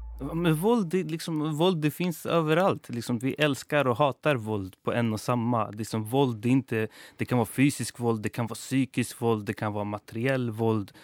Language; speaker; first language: Swedish; early bilingual, other home language; Persian